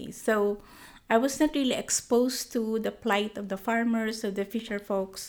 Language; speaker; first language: English; non-native, local second language; Filipino